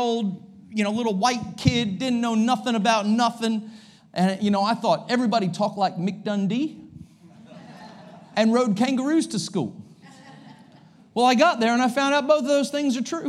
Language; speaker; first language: English; native; English